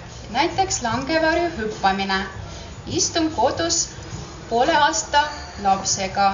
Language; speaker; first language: Estonian; non-native, local second language; Russian